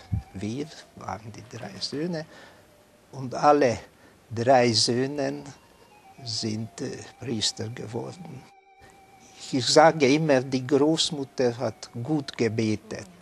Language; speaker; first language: German; non-native, fluent; Hungarian